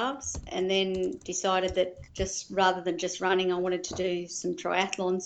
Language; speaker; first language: English; native; English